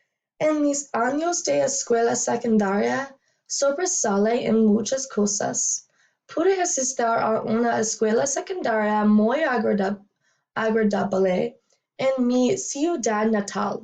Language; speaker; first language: Spanish; non-native, learner; English